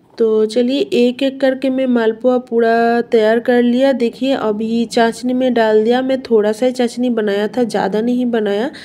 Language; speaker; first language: Hindi; non-native, local second language; Bangla